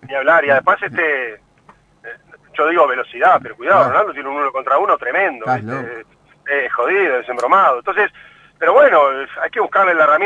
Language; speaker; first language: Spanish; native; Spanish